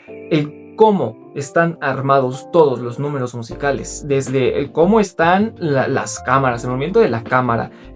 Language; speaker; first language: Spanish; native; Spanish